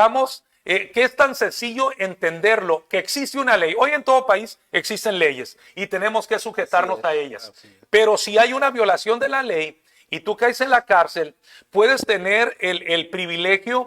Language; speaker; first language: Spanish; native; Spanish